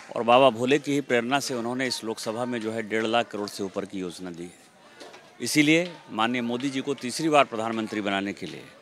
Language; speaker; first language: Hindi; native; Hindi